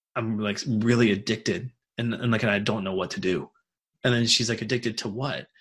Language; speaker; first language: English; native; English